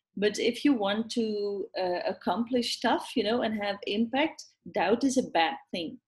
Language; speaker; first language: English; non-native, fluent; Dutch